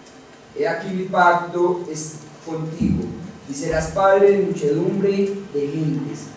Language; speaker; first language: Spanish; native; Spanish